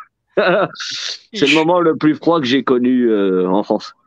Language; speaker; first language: French; native; French